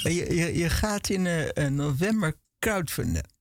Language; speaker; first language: Dutch; native; Dutch